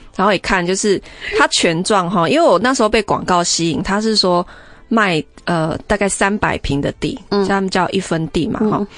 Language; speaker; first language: Chinese; native; Chinese